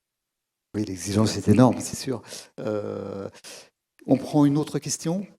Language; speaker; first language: French; native; French